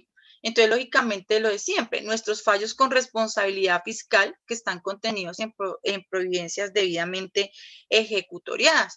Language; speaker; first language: Spanish; native; Spanish